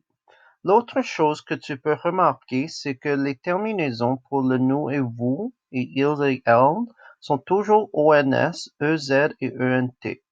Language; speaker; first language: French; non-native, local second language; English